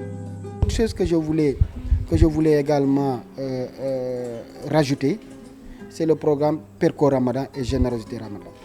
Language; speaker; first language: French; non-native, local second language; Wolof